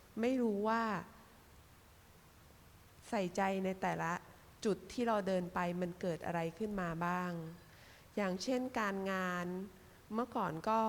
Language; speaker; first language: Thai; native; Thai